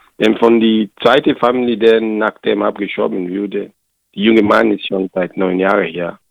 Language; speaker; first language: German; non-native, learner; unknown